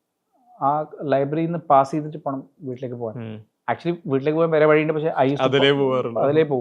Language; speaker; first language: Malayalam; early bilingual, heritage; Malayalam